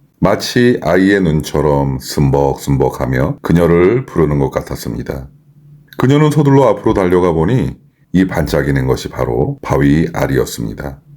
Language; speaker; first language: Korean; native; Korean